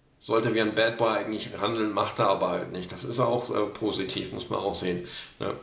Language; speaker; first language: German; non-native, fluent; Polish